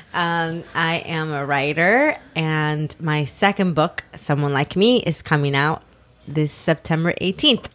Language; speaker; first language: English; early bilingual, other home language; Spanish